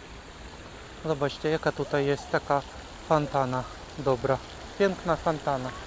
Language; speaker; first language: Polish; non-native, learner; Ukrainian